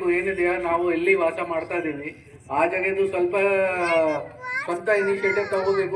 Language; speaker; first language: Kannada; non-native, fluent; Hindi